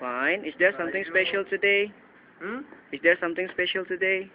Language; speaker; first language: English; non-native, fluent; Indonesian